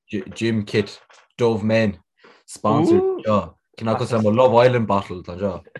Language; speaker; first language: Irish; native; Irish